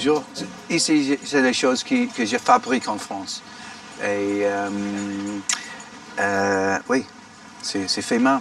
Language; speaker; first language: French; non-native, fluent; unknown